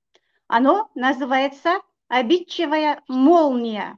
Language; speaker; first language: Russian; non-native, local second language; Kyrgyz